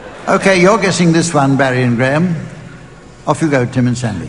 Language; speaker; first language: English; native; English